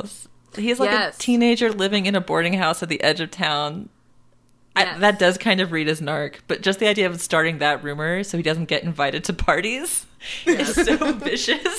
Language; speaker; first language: English; native; English